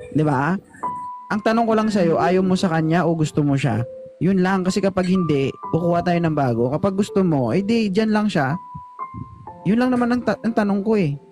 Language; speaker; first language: Filipino; native; Filipino